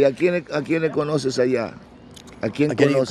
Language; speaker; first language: Spanish; native; Spanish